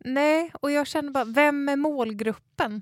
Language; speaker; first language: Swedish; native; Swedish